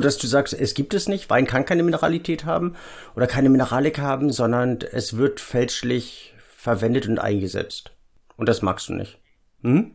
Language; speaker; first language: German; native; German